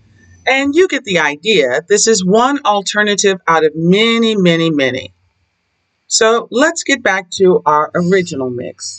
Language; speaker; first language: English; native; English